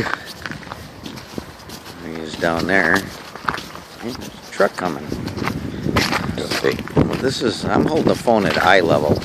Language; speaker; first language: English; native; English